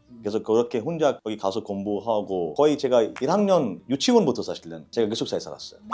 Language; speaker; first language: Korean; non-native, fluent; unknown